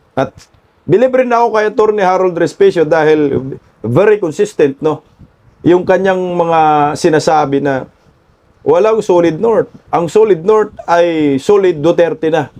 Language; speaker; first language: Filipino; non-native, local second language; Cebuano